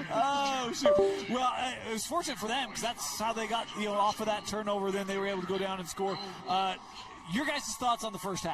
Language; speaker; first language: English; native; English